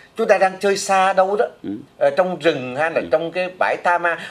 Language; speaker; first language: Vietnamese; native; Vietnamese